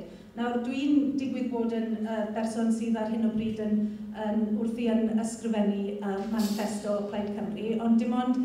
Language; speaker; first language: Welsh; native; Welsh